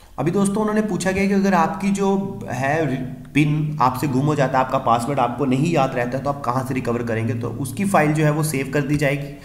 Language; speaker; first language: Hindi; native; Hindi